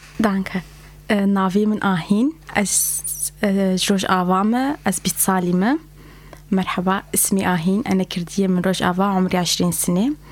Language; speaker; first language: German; non-native, learner; Kurdish